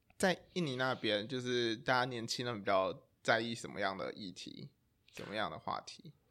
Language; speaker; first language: Chinese; native; Chinese